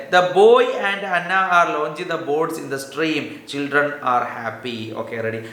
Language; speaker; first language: English; non-native, local second language; Malayalam